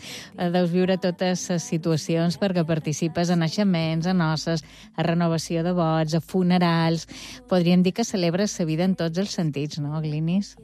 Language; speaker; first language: Catalan; native; Catalan